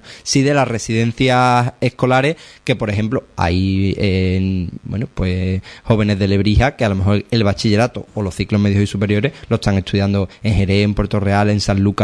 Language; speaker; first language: Spanish; native; Spanish